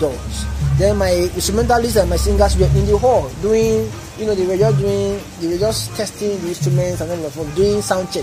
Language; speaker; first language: English; non-native, local second language; Nigerian Pidgin